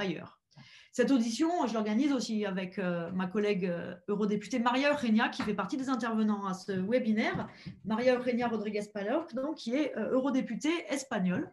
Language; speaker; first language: French; native; French